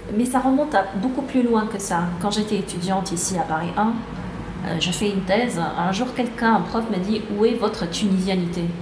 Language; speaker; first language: French; non-native, local second language; Arabic